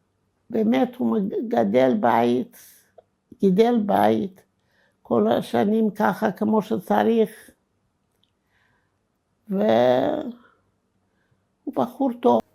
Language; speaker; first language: Hebrew; non-native, fluent; Romanian